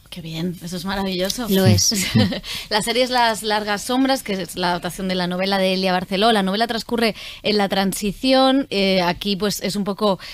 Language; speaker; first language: Spanish; native; Spanish